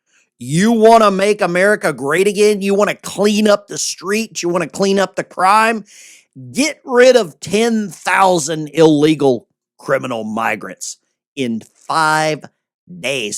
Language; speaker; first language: English; native; English